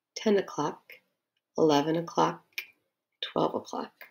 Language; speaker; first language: English; native; English